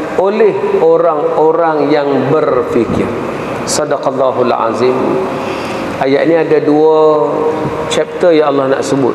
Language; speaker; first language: Malay; native; Malay